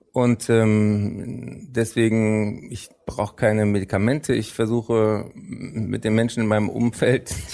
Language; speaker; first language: German; native; German